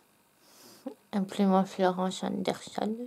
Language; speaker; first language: French; native; French